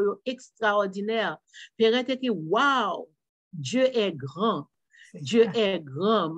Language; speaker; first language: French; non-native, local second language; Haitian Creole